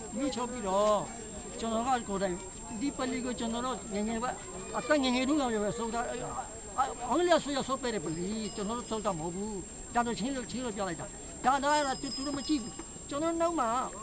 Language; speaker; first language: Burmese; non-native, local second language; Rohingya